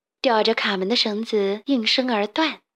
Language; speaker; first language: Chinese; native; Chinese